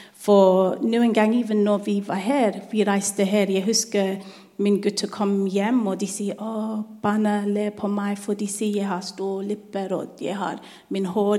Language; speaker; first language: Norwegian; non-native, learner; English